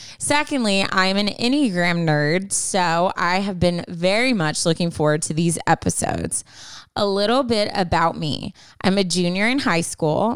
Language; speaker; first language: English; native; English